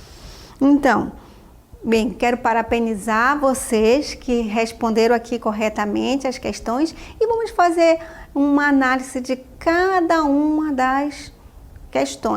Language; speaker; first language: Portuguese; native; Portuguese